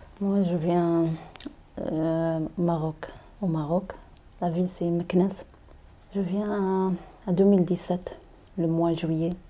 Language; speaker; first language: French; non-native, learner; Arabic